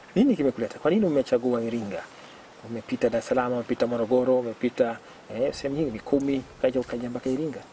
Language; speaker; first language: Swahili; native; Swahili